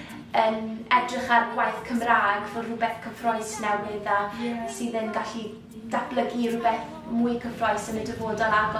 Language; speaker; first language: Welsh; native; Welsh